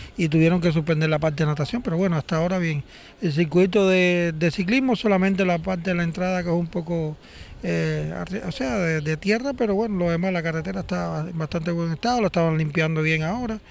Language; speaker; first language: Spanish; native; Spanish